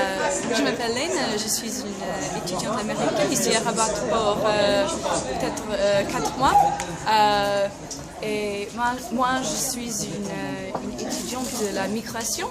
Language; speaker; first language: French; non-native, learner; English